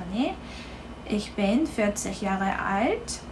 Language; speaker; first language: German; non-native, fluent; Korean